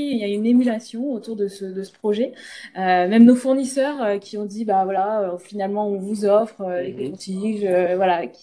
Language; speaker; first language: French; native; French